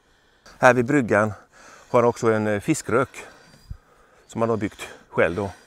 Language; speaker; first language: Swedish; native; Swedish